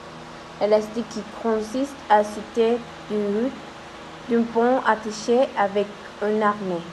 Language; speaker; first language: French; non-native, learner; Spanish